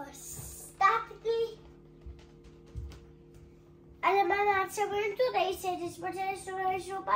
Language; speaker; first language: Polish; early bilingual, heritage; Polish